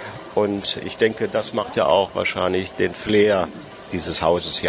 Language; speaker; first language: German; native; German